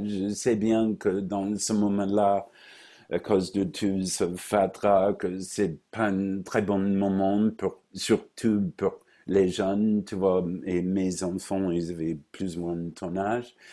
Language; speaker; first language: French; non-native, fluent; English